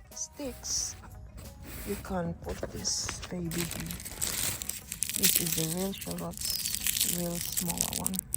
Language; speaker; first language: English; non-native, fluent; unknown